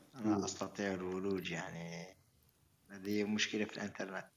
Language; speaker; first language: Arabic; native; Arabic